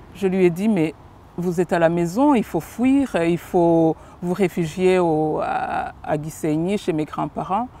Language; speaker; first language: French; non-native, local second language; Kinyarwanda